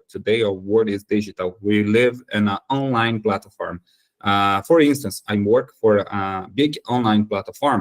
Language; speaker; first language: English; non-native, fluent; Portuguese